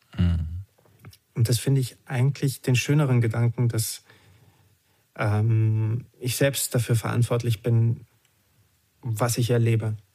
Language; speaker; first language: German; early bilingual, other home language; Romanian